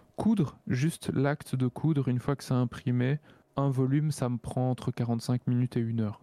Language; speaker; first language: French; native; French